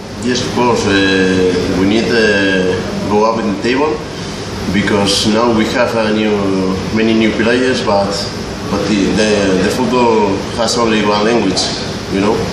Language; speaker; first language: English; non-native, learner; Spanish